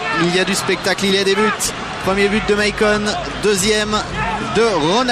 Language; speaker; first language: French; native; French